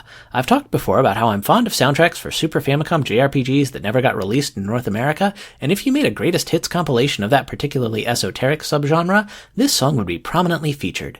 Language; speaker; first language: English; native; English